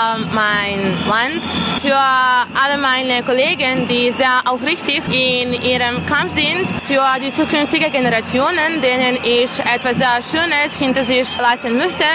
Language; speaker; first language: German; non-native, learner; Serbian